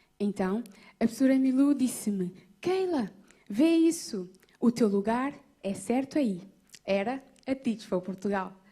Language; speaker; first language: Portuguese; non-native, local second language; Kabuverdianu